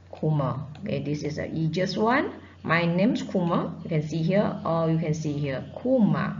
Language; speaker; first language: English; non-native, local second language; Malay